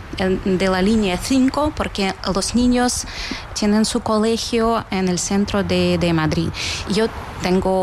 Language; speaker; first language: Spanish; non-native, fluent; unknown